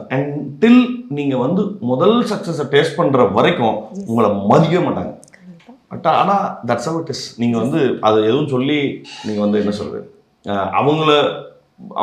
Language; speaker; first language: Tamil; native; Tamil